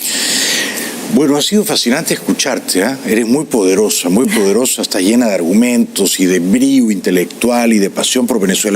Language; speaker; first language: Spanish; native; Spanish